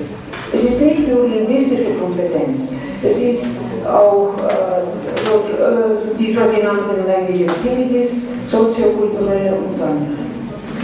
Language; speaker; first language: German; non-native, fluent; Armenian